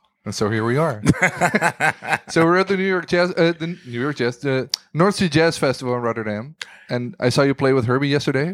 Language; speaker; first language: English; non-native, fluent; Dutch